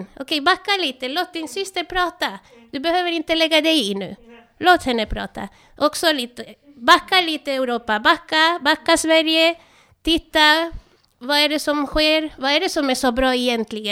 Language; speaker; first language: Swedish; non-native, fluent; Spanish